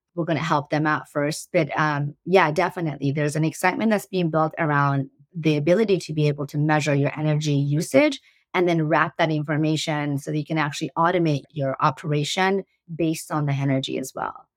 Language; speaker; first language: English; early bilingual, other home language; Persian